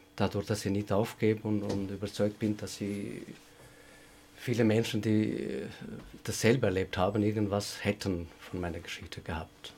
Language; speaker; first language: German; non-native, fluent; Albanian